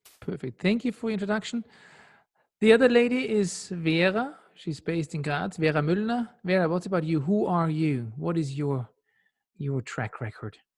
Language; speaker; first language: English; non-native, fluent; German